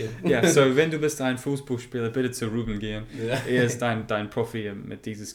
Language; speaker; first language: German; non-native, learner; English